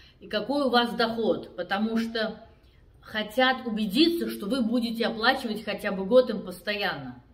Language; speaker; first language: Russian; native; Russian